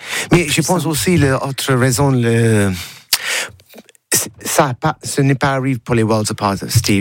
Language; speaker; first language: French; non-native, learner; English